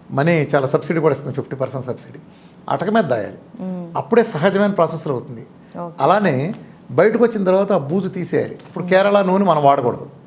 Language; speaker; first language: Telugu; native; Telugu